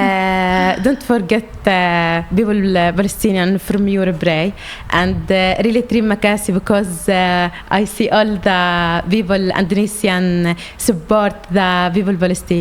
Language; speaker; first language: English; non-native, learner; Arabic